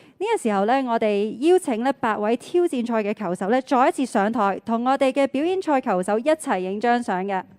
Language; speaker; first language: Cantonese; native; Cantonese